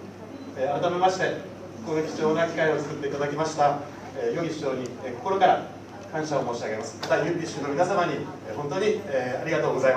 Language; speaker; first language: Japanese; native; Japanese